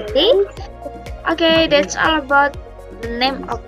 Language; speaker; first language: English; non-native, learner; Indonesian